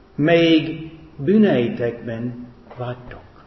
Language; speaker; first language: Hungarian; non-native, fluent; English